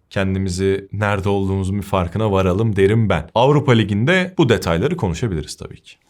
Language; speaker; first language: Turkish; native; Turkish